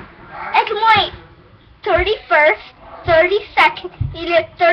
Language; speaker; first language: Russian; early bilingual, heritage; English